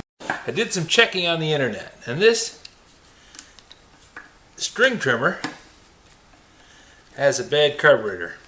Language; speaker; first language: English; native; English